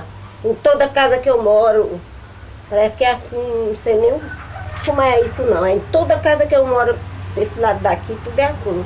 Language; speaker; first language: Portuguese; native; Portuguese